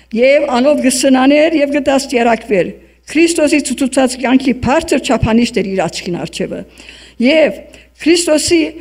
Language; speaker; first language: Armenian; early bilingual, heritage; Armenian